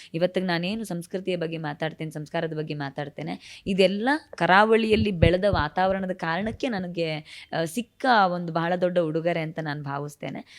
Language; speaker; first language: Kannada; native; Kannada